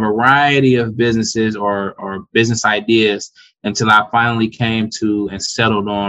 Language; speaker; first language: English; native; English